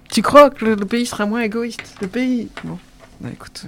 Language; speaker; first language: French; native; French